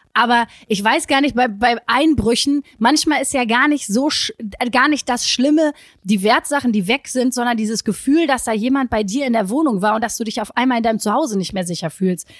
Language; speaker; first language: German; native; German